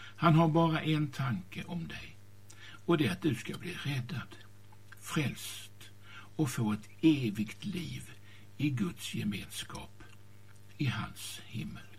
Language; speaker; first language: Swedish; native; Swedish